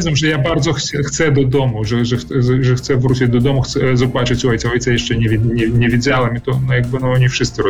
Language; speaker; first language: Polish; early bilingual, heritage; Polish